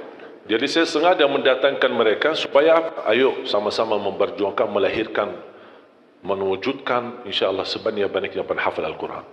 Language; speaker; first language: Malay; non-native, fluent; Arabic